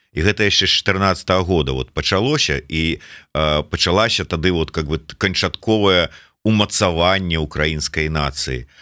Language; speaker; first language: Belarusian; non-native, local second language; Russian